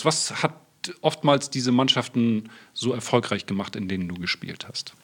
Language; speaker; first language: German; native; German